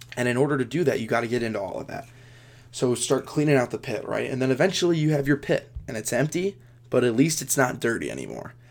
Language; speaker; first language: English; native; English